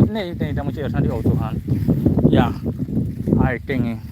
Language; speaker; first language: Dutch; non-native, fluent; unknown